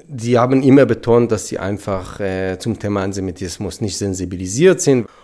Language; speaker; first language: German; non-native, fluent; Hebrew